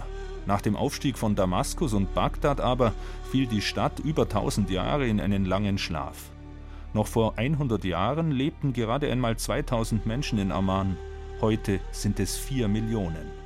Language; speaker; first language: German; native; German